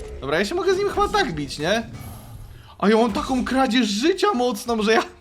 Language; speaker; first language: Polish; native; Polish